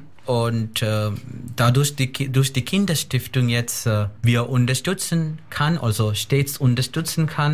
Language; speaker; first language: German; non-native, fluent; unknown